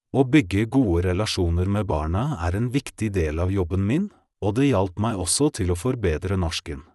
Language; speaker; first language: Norwegian; non-native, fluent; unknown